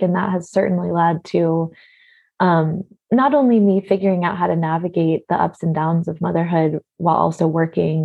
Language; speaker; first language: English; native; English